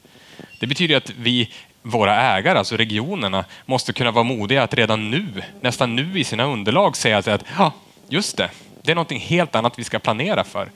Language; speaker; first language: Swedish; native; Swedish